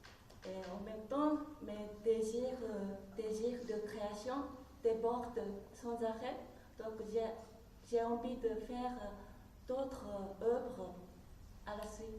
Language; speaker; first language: French; non-native, fluent; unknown